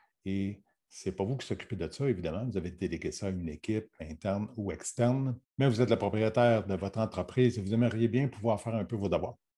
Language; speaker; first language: French; native; French